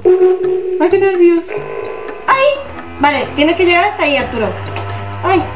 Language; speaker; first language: Spanish; native; Spanish